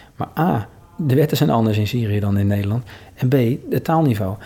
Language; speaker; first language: Dutch; native; Dutch